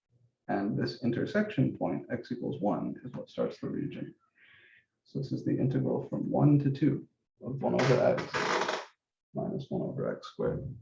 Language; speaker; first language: English; native; English